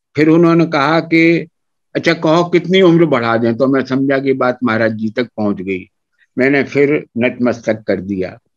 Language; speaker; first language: Hindi; native; Hindi